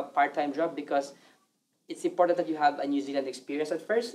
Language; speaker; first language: English; non-native, local second language; Filipino